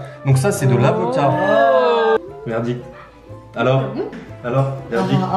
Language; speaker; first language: French; native; French